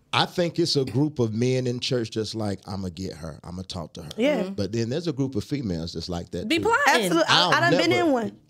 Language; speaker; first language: English; native; English